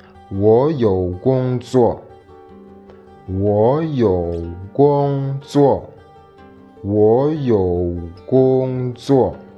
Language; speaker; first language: Chinese; non-native, fluent; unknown